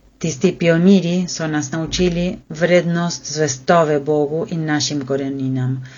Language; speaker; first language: Slovenian; early bilingual, heritage; Slovenian